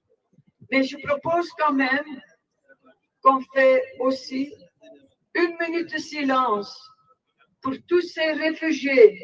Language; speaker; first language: French; non-native, local second language; Dutch